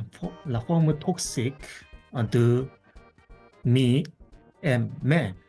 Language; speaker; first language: French; non-native, fluent; Japanese